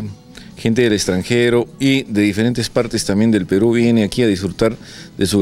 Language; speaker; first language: Spanish; native; Spanish